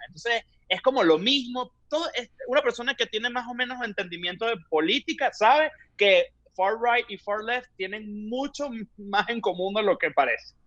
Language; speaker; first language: Spanish; native; Spanish